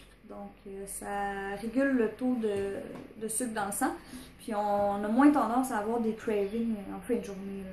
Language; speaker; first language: French; native; French